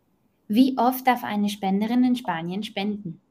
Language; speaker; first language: German; native; German